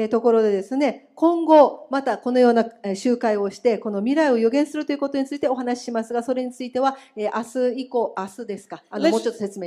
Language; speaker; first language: Japanese; native; Japanese